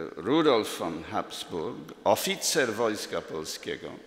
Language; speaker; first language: Polish; non-native, fluent; English